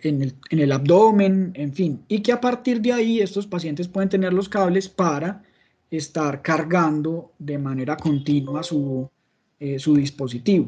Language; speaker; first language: Spanish; native; Spanish